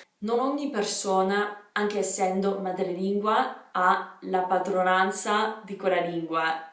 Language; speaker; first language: Italian; non-native, fluent; English